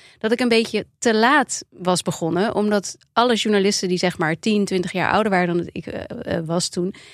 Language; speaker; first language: Dutch; native; Dutch